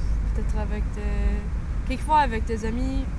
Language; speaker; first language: French; non-native, learner; English